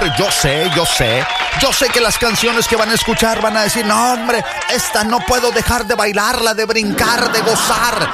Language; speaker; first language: Spanish; native; Spanish